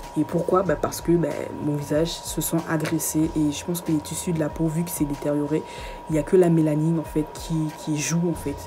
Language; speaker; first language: French; early bilingual, other home language; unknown